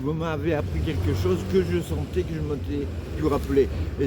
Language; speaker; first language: French; native; French